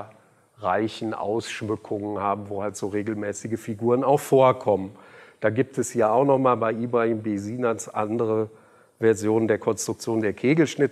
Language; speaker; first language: German; native; German